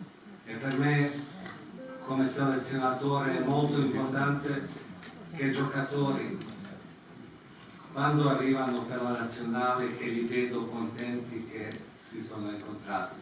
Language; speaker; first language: Italian; non-native, fluent; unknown